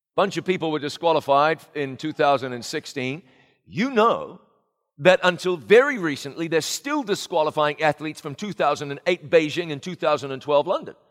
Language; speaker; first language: English; native; English